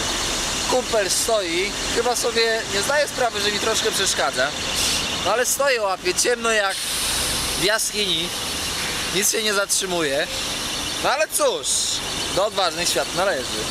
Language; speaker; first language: Polish; native; Polish